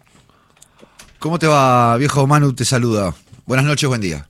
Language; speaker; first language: Spanish; native; Spanish